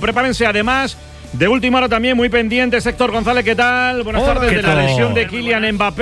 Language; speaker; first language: Spanish; native; Spanish